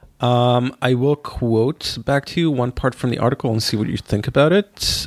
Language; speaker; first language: English; non-native, fluent; Hebrew